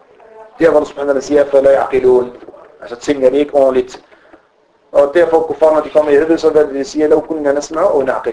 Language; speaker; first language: Danish; non-native, fluent; Arabic